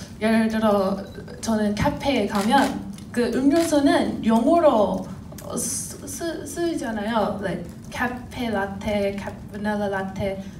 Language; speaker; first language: Korean; non-native, fluent; English